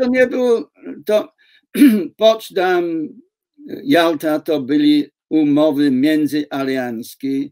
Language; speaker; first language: Polish; non-native, fluent; English